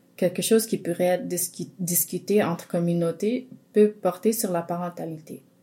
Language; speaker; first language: French; non-native, local second language; English